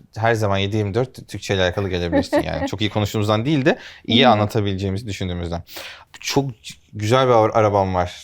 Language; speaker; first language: Turkish; native; Turkish